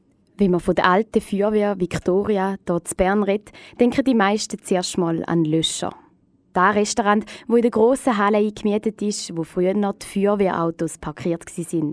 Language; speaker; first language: German; native; German